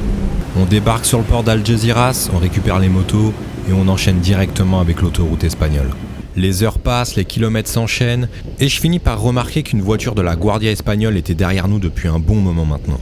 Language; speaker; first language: French; native; French